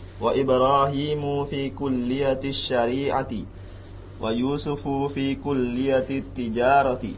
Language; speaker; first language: Arabic; non-native, learner; Indonesian